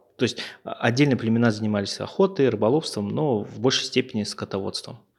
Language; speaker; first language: Russian; native; Russian